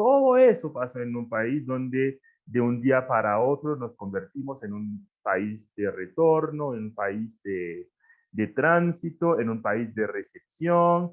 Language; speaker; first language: Spanish; non-native, fluent; Haitian Creole